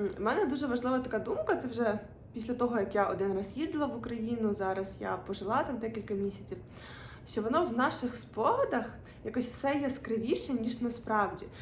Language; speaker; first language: Ukrainian; non-native, local second language; Russian